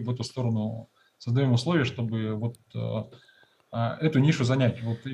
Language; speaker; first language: Russian; native; Russian